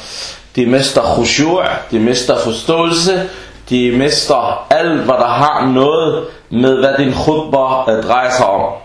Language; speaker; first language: Danish; early bilingual, other home language; Arabic